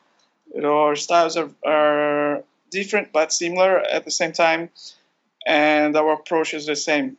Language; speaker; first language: English; non-native, fluent; Portuguese